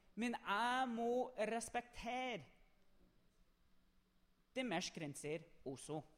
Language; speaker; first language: Norwegian; non-native, fluent; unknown